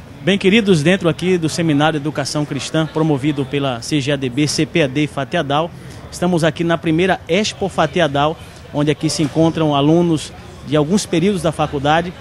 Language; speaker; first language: Portuguese; native; Portuguese